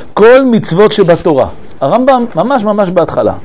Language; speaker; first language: Hebrew; early bilingual, other home language; French